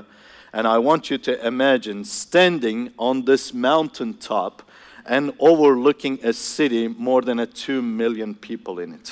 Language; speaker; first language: English; non-native, fluent; Turkish